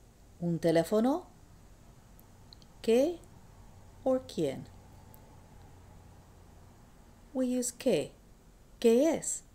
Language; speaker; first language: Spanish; non-native, fluent; English